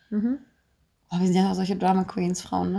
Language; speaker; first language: German; native; German